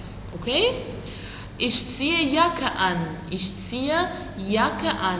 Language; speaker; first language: German; non-native, fluent; Arabic